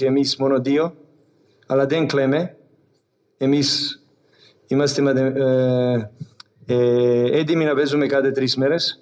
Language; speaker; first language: Greek; non-native, fluent; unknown